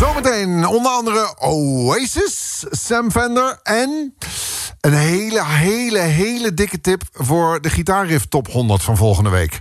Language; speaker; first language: Dutch; native; Dutch